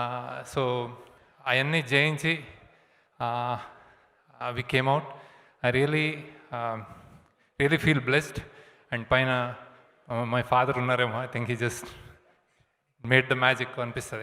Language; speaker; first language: Telugu; native; Telugu